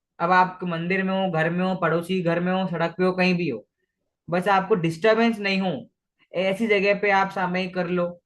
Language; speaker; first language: Hindi; non-native, local second language; Marathi